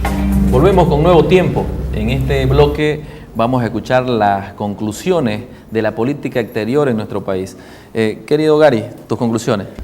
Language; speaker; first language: Spanish; native; Spanish